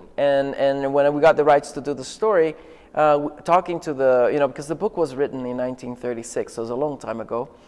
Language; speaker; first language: English; non-native, fluent; Portuguese